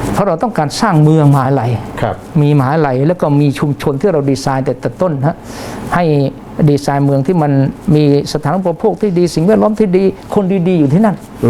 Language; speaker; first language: Thai; non-native, local second language; Malay